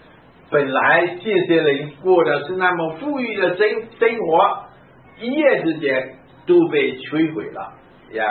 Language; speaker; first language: Chinese; native; Chinese